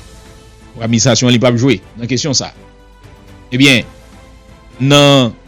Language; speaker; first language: Haitian Creole; native; Haitian Creole